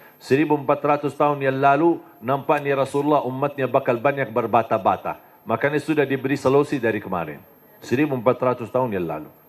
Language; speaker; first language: Indonesian; non-native, fluent; Arabic